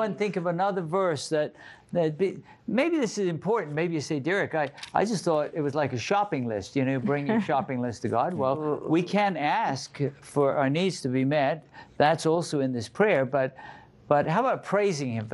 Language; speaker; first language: English; native; English